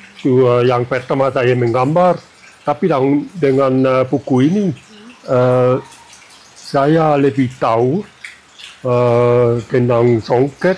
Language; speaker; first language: Indonesian; non-native, fluent; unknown